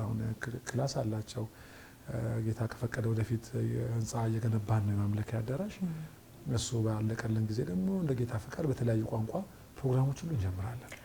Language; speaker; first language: Amharic; native; Amharic